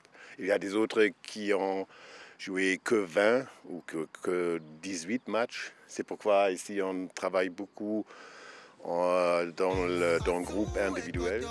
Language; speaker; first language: French; non-native, fluent; German